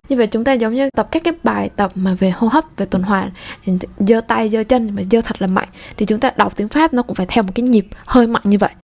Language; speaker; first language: Vietnamese; native; Vietnamese